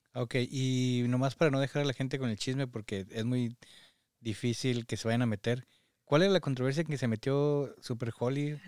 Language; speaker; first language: Spanish; native; Spanish